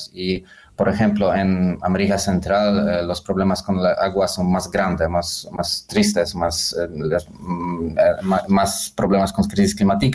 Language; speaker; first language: Spanish; non-native, learner; Polish